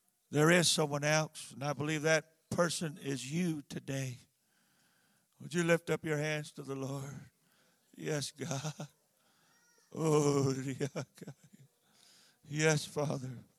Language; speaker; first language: English; native; English